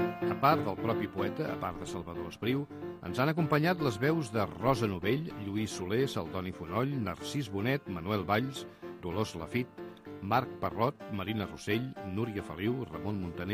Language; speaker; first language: Catalan; native; Catalan